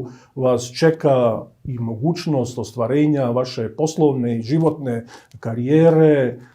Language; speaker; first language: Bosnian; native; Bosnian